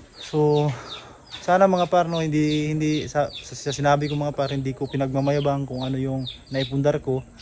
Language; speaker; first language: Filipino; non-native, local second language; Cebuano